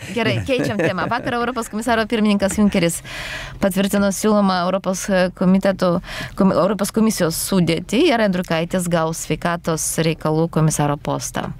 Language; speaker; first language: Lithuanian; non-native, local second language; Polish